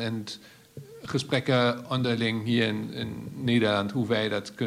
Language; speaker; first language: Dutch; non-native, fluent; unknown